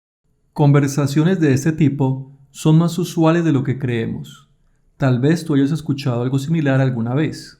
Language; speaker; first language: Spanish; native; Spanish